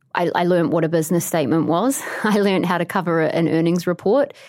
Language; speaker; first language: English; native; English